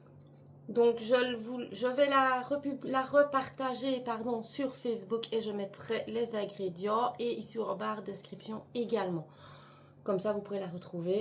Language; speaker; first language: French; native; French